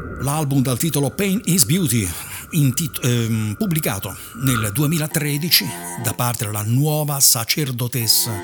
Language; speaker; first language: Italian; native; Italian